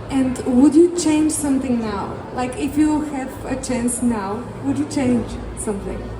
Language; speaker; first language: English; non-native, fluent; Bulgarian